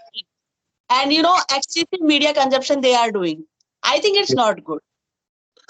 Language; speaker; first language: English; non-native, fluent; Hindi